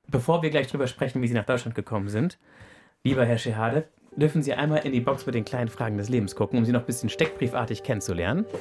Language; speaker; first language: German; native; German